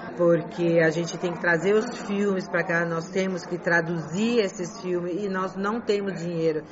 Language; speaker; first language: Portuguese; non-native, fluent; Chinese